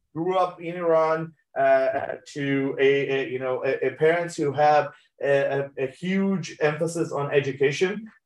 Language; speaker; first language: English; early bilingual, other home language; Persian